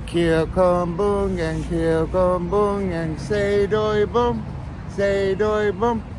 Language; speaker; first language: Vietnamese; non-native, learner; English